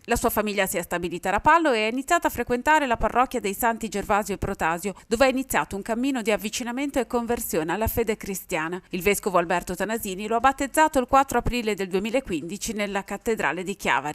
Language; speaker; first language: Italian; native; Italian